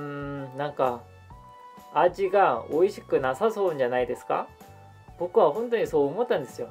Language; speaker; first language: Japanese; non-native, fluent; Korean